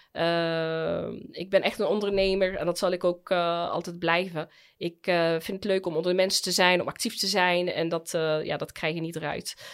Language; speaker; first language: Dutch; early bilingual, other home language; Arabic